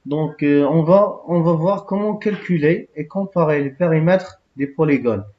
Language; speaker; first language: French; non-native, local second language; Arabic